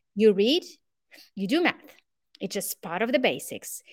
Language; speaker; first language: English; non-native, fluent; Arabic